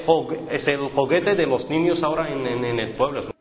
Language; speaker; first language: Spanish; non-native, fluent; Arabic